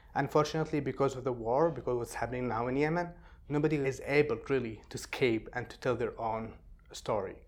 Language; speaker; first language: English; non-native, fluent; Arabic